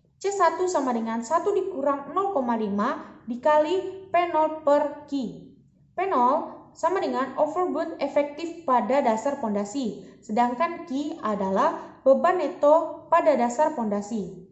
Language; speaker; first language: Indonesian; native; Indonesian